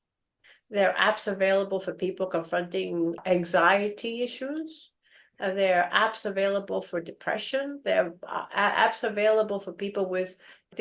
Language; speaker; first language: English; non-native, fluent; Greek